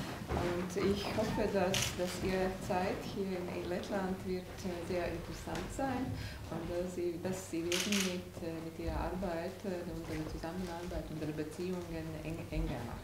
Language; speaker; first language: German; non-native, learner; Latvian